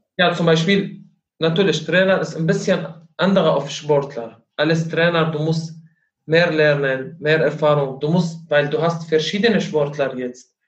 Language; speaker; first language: German; non-native, learner; Arabic